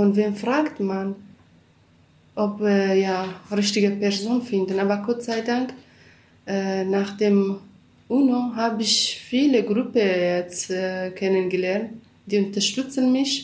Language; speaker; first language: German; non-native, learner; Kurdish